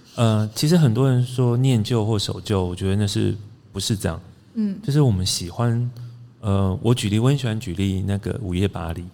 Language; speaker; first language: Chinese; native; Chinese